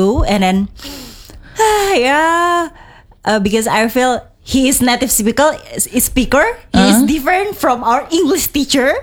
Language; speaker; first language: English; non-native, learner; Indonesian